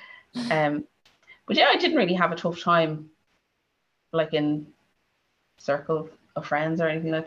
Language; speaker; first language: English; native; English